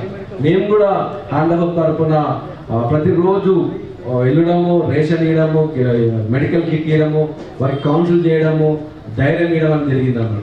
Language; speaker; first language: Telugu; native; Telugu